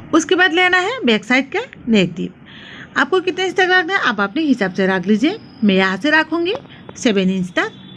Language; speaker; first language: Hindi; non-native, local second language; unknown